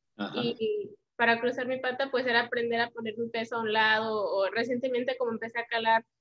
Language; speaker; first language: Spanish; early bilingual, heritage; Spanish